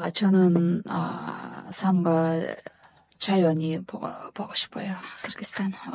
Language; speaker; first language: Korean; non-native, fluent; Kyrgyz